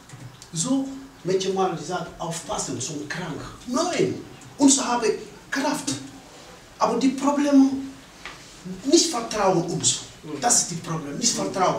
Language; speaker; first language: German; non-native, learner; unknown